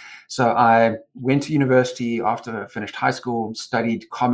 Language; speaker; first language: English; native; English